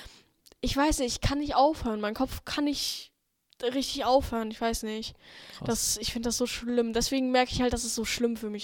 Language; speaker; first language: German; native; German